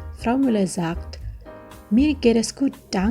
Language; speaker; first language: German; non-native, fluent; Indonesian